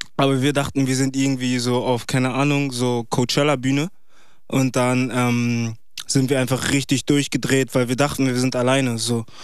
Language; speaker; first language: German; early bilingual, other home language; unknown